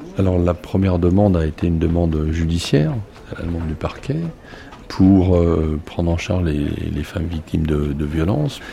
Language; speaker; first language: French; native; French